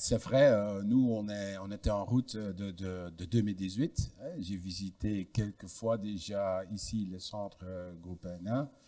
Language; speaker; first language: French; non-native, fluent; Dutch